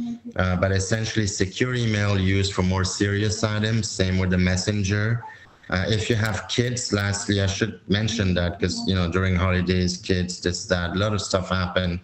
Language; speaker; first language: English; non-native, fluent; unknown